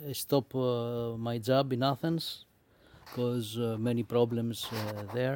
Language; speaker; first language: English; non-native, learner; Greek